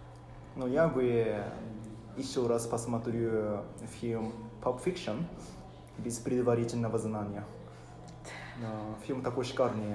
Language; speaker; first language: Russian; non-native, fluent; Japanese